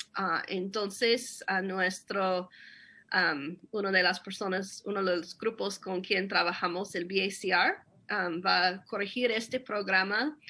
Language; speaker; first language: Spanish; non-native, fluent; English